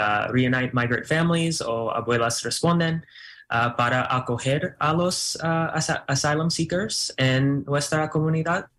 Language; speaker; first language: Spanish; non-native, fluent; English